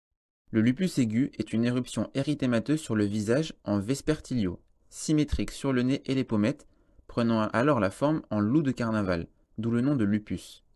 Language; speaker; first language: French; native; French